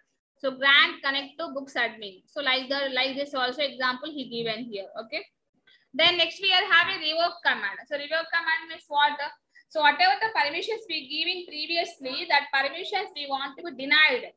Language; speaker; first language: English; non-native, local second language; Telugu